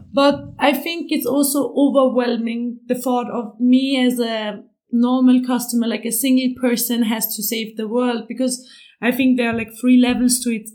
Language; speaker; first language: English; non-native, fluent; German